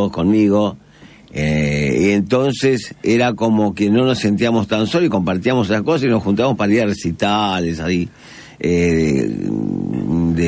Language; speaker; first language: Spanish; native; Spanish